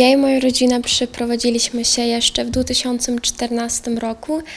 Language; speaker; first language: Polish; non-native, fluent; Russian